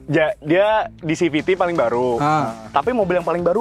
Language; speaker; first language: Indonesian; native; Indonesian